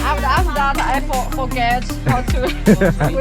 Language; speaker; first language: English; non-native, learner; Chinese